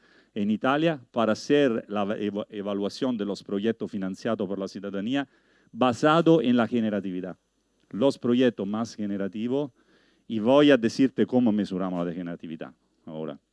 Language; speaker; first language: Spanish; non-native, learner; Italian